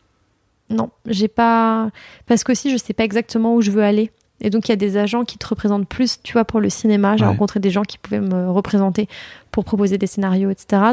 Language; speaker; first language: French; native; French